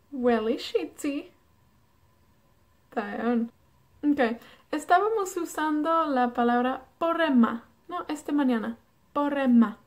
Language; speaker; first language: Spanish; non-native, fluent; Welsh